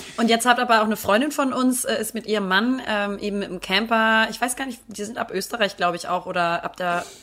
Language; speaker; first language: German; native; German